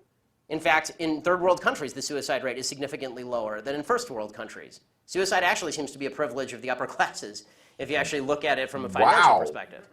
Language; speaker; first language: English; native; English